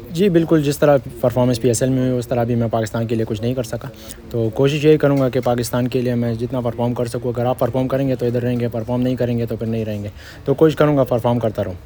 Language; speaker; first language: Urdu; non-native, local second language; Pashto